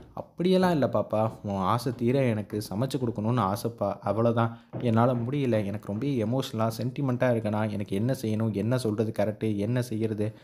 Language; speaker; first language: Tamil; native; Tamil